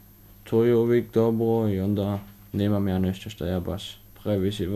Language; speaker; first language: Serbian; early bilingual, heritage; Serbian